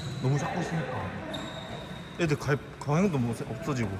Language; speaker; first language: Korean; native; Korean